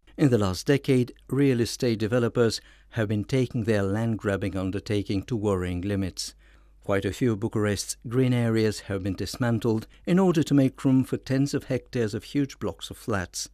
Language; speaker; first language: English; non-native, fluent; Romanian